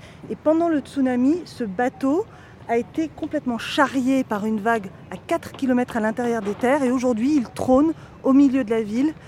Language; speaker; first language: French; native; French